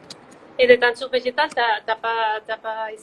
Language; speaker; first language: French; non-native, fluent; Spanish